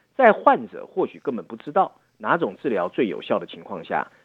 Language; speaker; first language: Chinese; native; Chinese